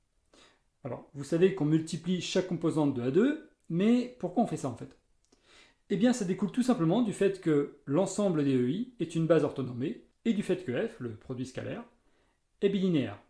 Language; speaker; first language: French; native; French